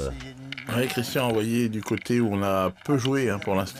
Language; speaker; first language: French; native; French